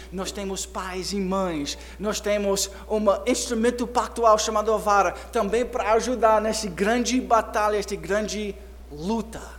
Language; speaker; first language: Portuguese; non-native, fluent; English